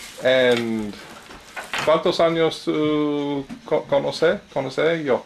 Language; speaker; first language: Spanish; non-native, learner; English